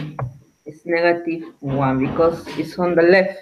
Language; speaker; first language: English; non-native, learner; Spanish